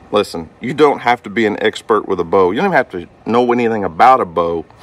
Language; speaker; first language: English; native; English